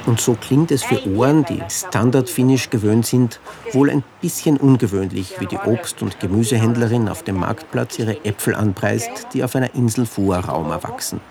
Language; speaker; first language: German; native; German